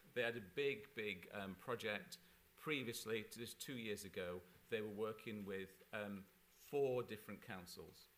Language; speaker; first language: English; native; English